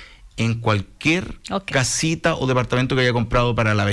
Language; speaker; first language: Spanish; native; Spanish